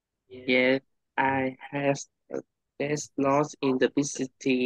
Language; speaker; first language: English; non-native, learner; Vietnamese